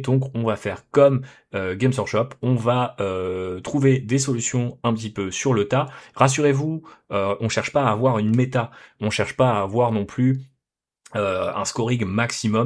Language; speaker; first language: French; native; French